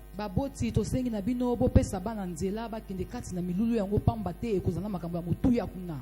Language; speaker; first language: Lingala; native; Lingala